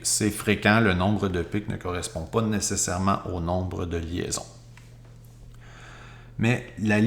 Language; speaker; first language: French; native; French